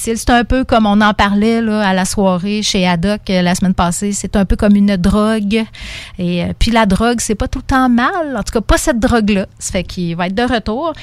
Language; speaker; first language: French; native; French